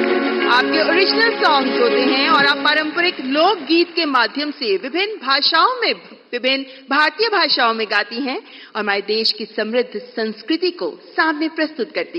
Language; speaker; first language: Hindi; native; Hindi